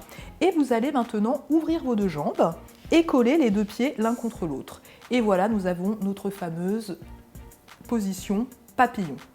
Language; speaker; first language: French; native; French